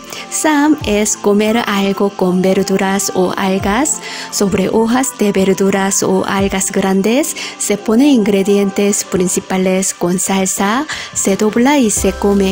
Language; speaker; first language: Spanish; non-native, learner; Korean